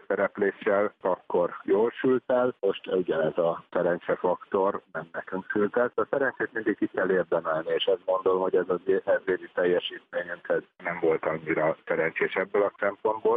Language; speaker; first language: Hungarian; native; Hungarian